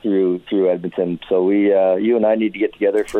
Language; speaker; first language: English; native; English